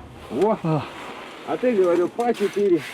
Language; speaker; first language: Russian; native; Russian